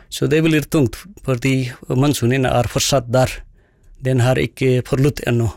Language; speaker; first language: Norwegian; non-native, fluent; Nepali